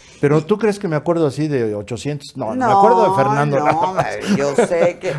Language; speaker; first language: Spanish; native; Spanish